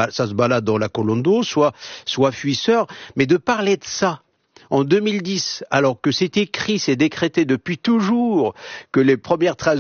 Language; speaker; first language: French; non-native, local second language; Arabic